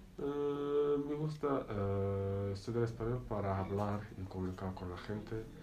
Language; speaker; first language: Spanish; non-native, learner; Arabic